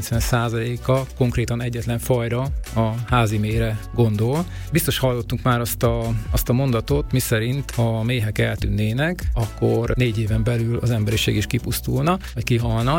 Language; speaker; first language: Hungarian; native; Hungarian